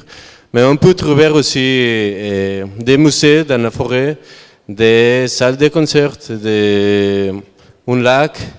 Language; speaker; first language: French; non-native, learner; Spanish